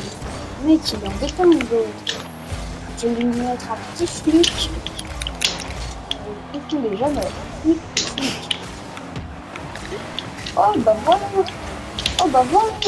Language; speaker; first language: French; native; French